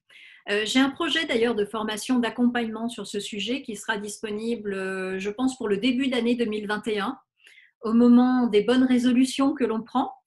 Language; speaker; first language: French; native; French